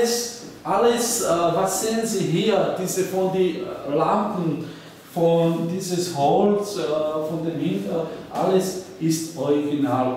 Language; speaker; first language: German; non-native, learner; Slovak